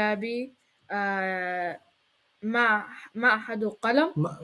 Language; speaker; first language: Arabic; non-native, learner; English